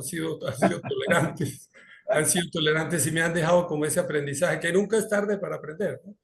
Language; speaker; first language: Spanish; native; Spanish